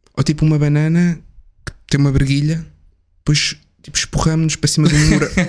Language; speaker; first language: Portuguese; non-native, fluent; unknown